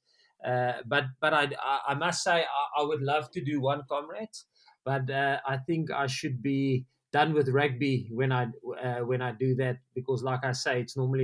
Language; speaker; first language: English; non-native, local second language; Afrikaans